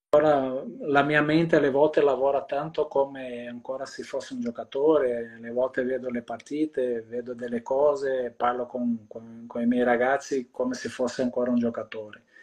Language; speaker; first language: Italian; non-native, fluent; Portuguese